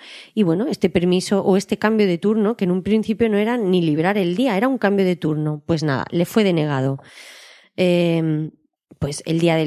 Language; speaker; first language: Spanish; native; Spanish